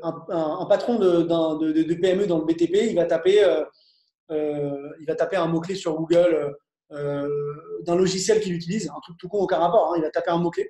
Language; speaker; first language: French; native; French